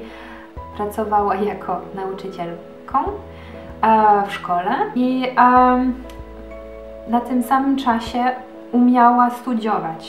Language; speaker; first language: Polish; early bilingual, heritage; Polish